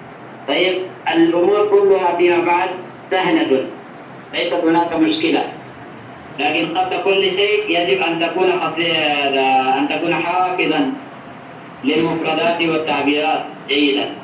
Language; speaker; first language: Arabic; non-native, fluent; Urdu